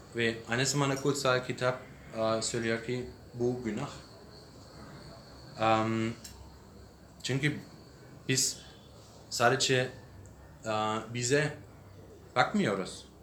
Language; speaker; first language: Turkish; non-native, learner; English